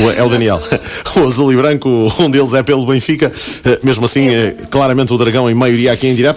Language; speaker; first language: Portuguese; native; Portuguese